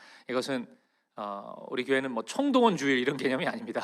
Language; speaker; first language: Korean; native; Korean